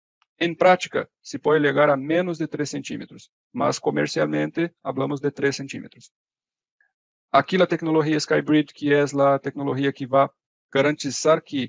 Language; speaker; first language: Spanish; non-native, fluent; Portuguese